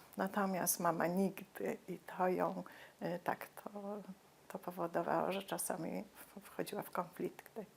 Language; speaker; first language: Polish; native; Polish